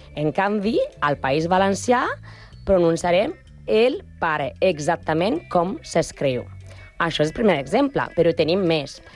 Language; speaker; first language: Catalan; non-native, learner; Spanish